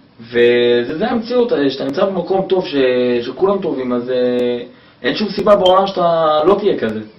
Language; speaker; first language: Hebrew; native; Hebrew